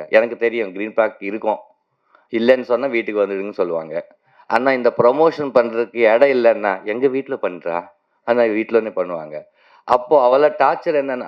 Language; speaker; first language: Tamil; non-native, learner; Telugu